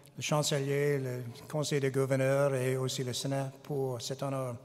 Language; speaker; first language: French; non-native, fluent; English